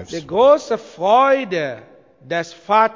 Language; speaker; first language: German; non-native, learner; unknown